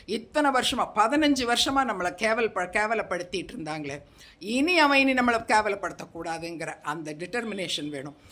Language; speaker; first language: Tamil; non-native, local second language; Telugu